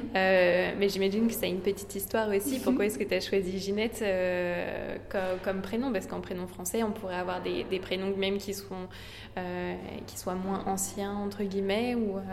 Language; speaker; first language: French; native; French